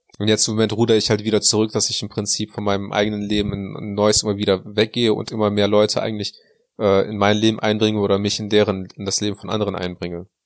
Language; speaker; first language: German; early bilingual, other home language; Russian